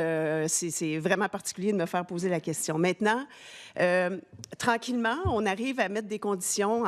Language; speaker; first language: French; native; French